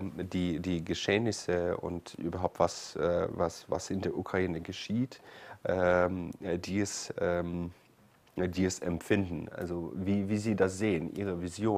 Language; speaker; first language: German; non-native, fluent; Ukrainian